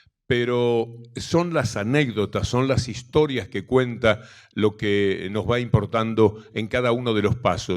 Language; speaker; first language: Spanish; native; Spanish